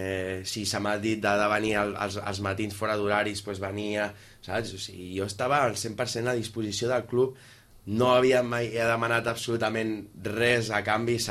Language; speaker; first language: Catalan; native; Catalan